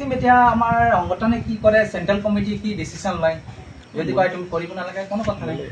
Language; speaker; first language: Assamese; non-native, local second language; Karbi